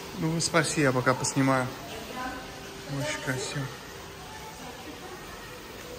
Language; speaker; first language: Russian; native; Russian